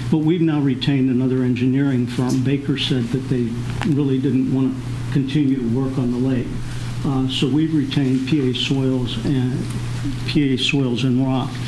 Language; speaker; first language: English; native; English